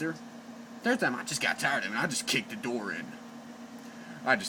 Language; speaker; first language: English; native; English